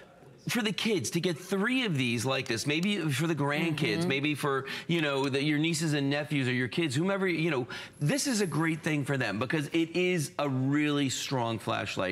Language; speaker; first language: English; native; English